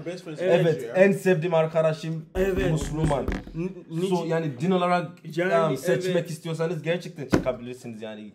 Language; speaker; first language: Turkish; non-native, learner; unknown